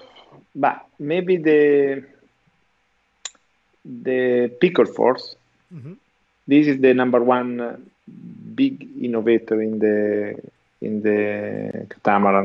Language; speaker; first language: English; non-native, learner; Italian